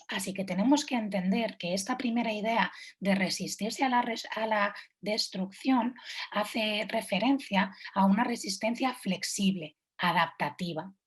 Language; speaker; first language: Spanish; native; Spanish